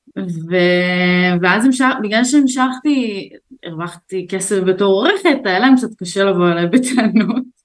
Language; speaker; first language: Hebrew; early bilingual, other home language; Russian